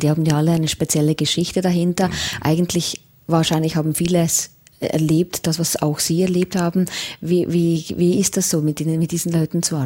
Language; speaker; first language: German; native; German